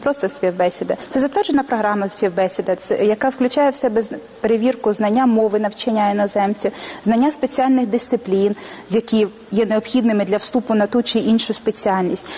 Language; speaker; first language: Ukrainian; native; Ukrainian